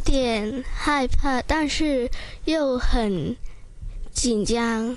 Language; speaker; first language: Chinese; non-native, local second language; Cantonese